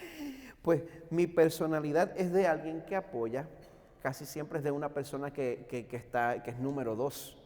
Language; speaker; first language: Spanish; native; Spanish